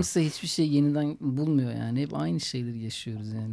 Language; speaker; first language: Turkish; native; Turkish